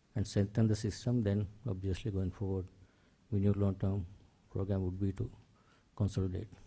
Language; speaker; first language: English; non-native, local second language; Sinhala